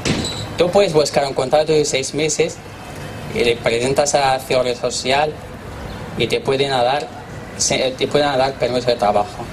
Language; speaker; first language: Spanish; non-native, learner; Arabic